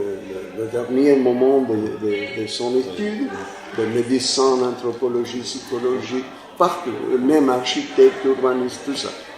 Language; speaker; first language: French; non-native, fluent; Spanish